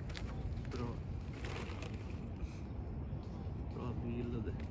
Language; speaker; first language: Swedish; early bilingual, other home language; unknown